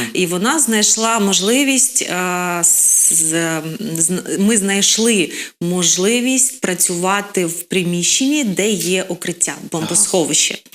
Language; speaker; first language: Ukrainian; non-native, local second language; Russian